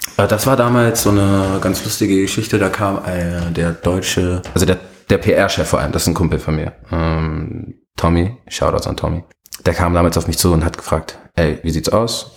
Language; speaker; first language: German; early bilingual, other home language; Arabic